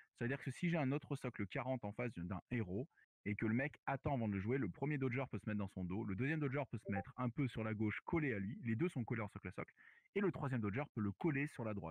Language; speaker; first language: French; native; French